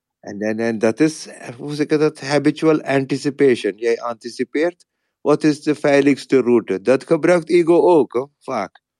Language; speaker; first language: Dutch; non-native, learner; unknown